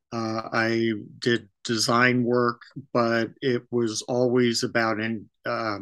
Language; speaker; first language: English; native; English